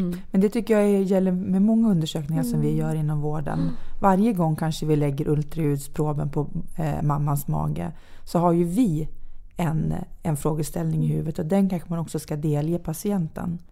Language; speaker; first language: Swedish; native; Swedish